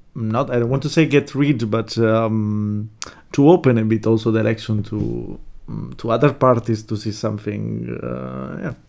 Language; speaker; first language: English; non-native, fluent; Italian